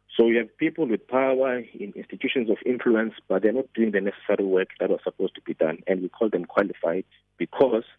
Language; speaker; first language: English; non-native, local second language; Xhosa